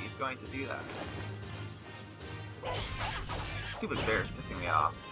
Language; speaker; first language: English; native; English